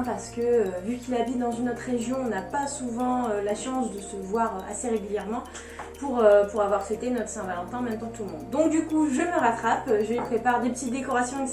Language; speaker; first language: French; native; French